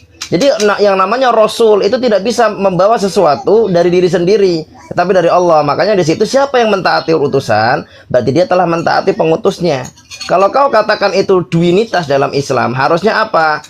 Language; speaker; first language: Indonesian; native; Indonesian